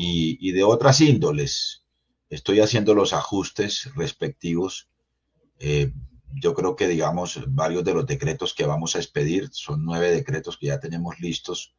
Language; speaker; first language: Spanish; native; Spanish